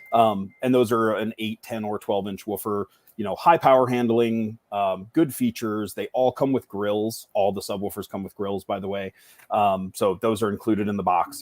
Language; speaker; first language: English; native; English